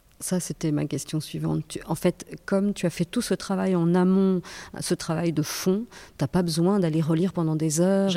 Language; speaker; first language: French; native; French